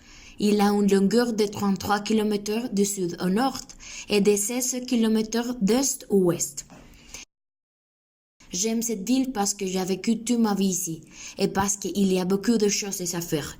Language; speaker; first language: French; non-native, learner; Spanish